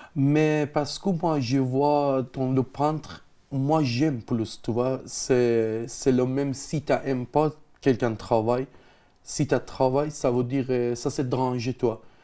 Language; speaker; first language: French; non-native, learner; Persian